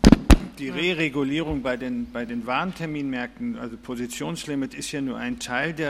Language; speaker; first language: German; native; German